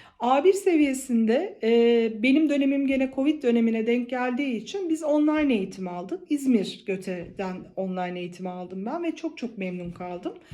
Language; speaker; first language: Turkish; native; Turkish